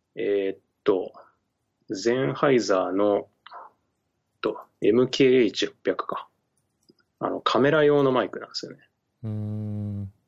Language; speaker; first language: Japanese; native; Japanese